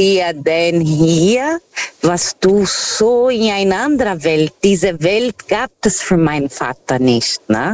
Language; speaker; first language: German; non-native, fluent; Portuguese